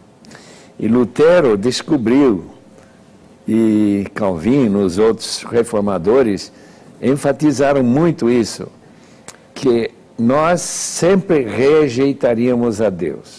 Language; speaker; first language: Portuguese; non-native, fluent; English